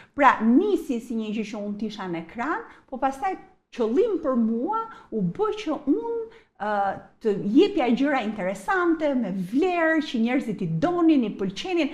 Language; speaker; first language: Albanian; early bilingual, heritage; Albanian